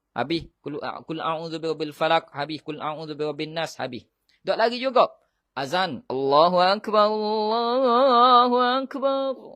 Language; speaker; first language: Malay; native; Malay